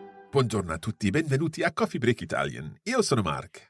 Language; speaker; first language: Italian; non-native, fluent; English